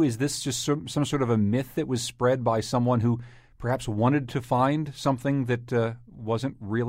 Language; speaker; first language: English; native; English